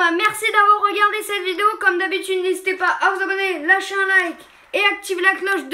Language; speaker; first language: French; native; French